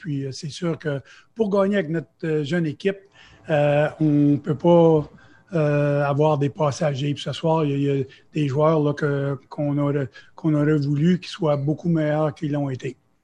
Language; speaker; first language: French; native; French